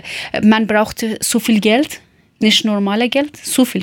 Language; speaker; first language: German; non-native, learner; Persian